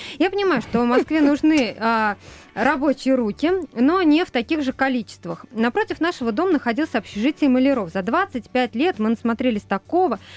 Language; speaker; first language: Russian; native; Russian